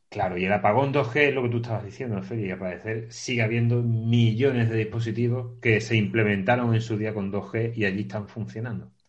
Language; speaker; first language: Spanish; native; Spanish